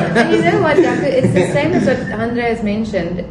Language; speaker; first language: English; non-native, local second language; Afrikaans